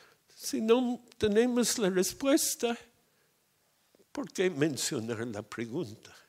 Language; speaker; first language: Spanish; non-native, fluent; English